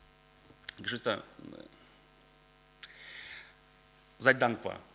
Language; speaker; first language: German; early bilingual, other home language; Russian